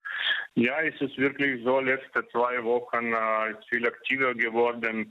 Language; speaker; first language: German; non-native, fluent; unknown